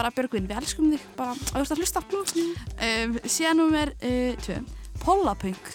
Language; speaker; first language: Icelandic; native; Icelandic